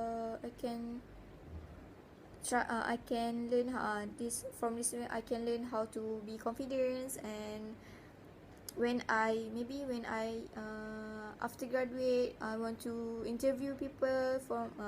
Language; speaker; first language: English; non-native, learner; Malay